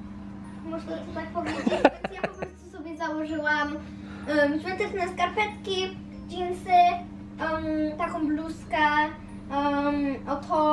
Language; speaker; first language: Polish; early bilingual, heritage; Polish